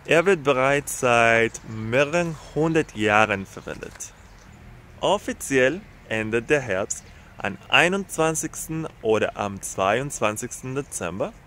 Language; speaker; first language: German; non-native, fluent; Spanish